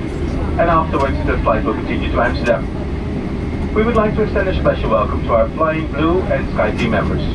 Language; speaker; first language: English; non-native, fluent; Dutch